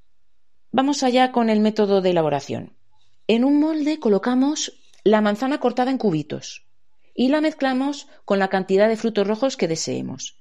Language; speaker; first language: Spanish; native; Spanish